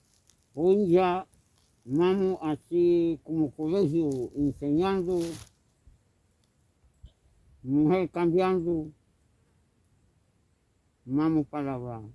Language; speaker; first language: Spanish; non-native, local second language; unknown